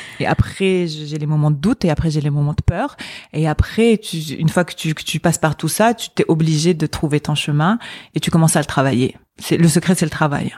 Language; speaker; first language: French; non-native, local second language; Arabic